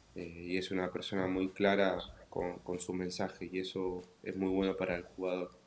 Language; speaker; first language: Spanish; native; Spanish